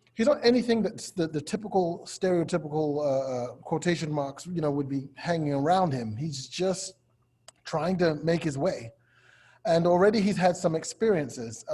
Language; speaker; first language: English; native; English